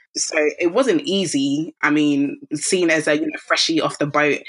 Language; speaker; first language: English; early bilingual, other home language; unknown